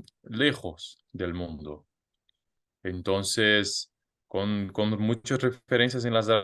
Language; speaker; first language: Spanish; non-native, fluent; Portuguese